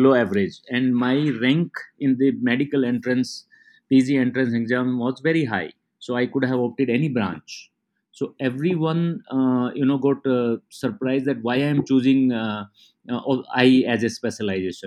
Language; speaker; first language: English; non-native, local second language; Haryanvi